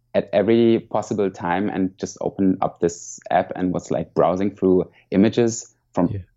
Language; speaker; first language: English; non-native, fluent; German